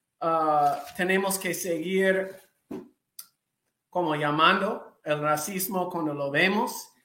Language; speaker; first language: Spanish; non-native, fluent; English